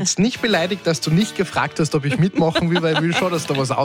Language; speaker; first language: German; native; German